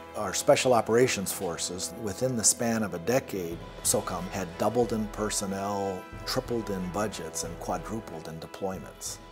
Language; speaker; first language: English; native; English